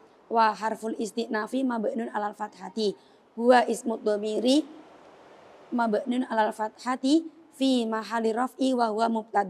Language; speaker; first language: Arabic; non-native, learner; Indonesian